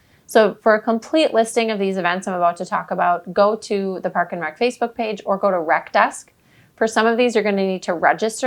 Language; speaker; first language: English; native; English